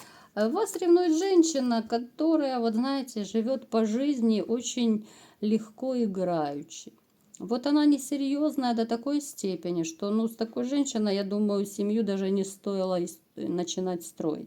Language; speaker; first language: Russian; native; Russian